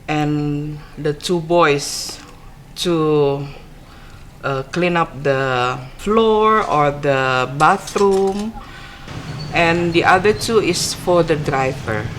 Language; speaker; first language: English; non-native, learner; Indonesian